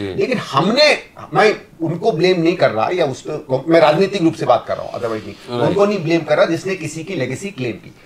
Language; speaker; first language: Hindi; native; Hindi